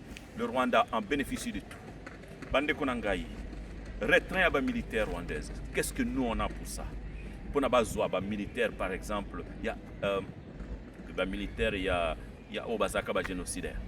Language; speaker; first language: French; non-native, local second language; Lingala